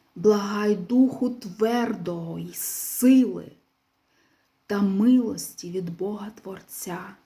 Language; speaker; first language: Ukrainian; non-native, local second language; Russian